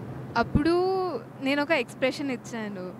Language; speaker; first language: Telugu; non-native, fluent; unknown